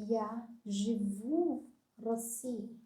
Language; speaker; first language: Russian; non-native, learner; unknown